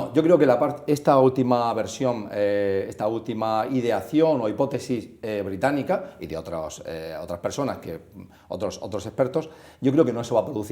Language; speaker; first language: Spanish; native; Spanish